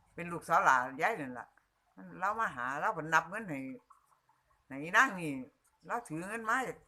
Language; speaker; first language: Thai; native; Thai